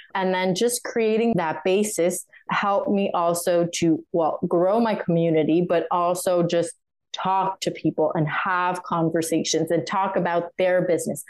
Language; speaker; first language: English; non-native, fluent; French